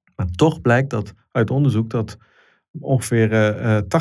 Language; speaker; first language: Dutch; non-native, fluent; Italian